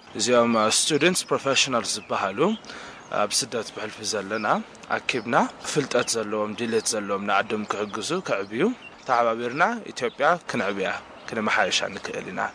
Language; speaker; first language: Tigrinya; early bilingual, heritage; Tigrinya